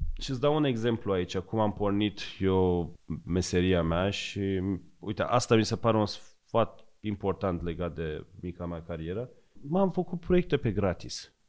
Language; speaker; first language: Romanian; non-native, fluent; Persian